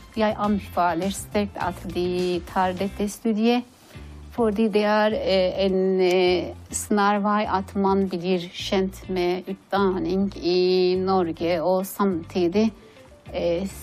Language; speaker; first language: Norwegian; non-native, fluent; Turkish